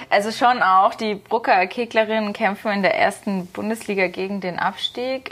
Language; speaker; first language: German; native; German